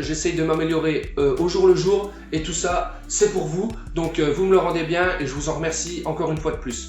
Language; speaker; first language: French; native; French